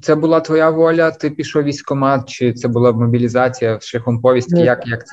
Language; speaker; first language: Ukrainian; native; Ukrainian